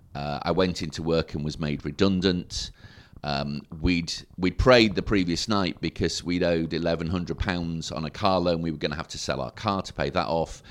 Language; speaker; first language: English; native; English